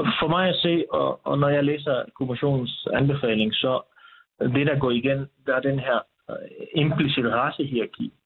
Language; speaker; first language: Danish; early bilingual, other home language; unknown